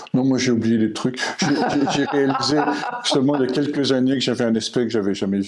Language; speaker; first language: French; native; French